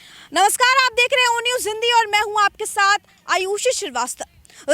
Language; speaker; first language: Hindi; native; Hindi